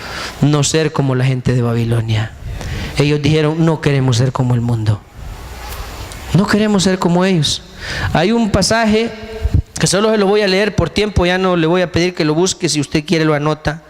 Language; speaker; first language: Spanish; native; Spanish